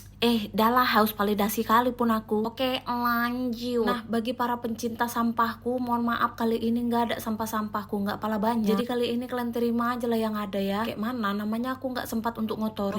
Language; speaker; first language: Indonesian; native; Indonesian